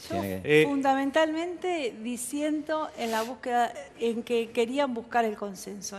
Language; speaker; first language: Spanish; native; Spanish